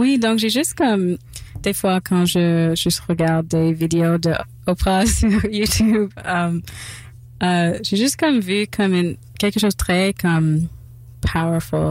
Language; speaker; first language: French; non-native, local second language; English